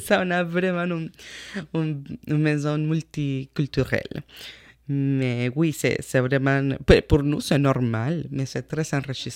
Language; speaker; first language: French; non-native, fluent; Spanish